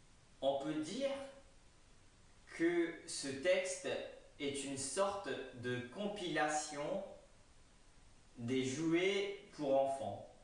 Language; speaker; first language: French; non-native, fluent; Japanese